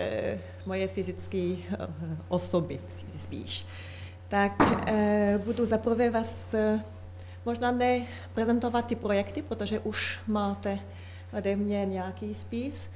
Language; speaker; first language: Czech; non-native, learner; French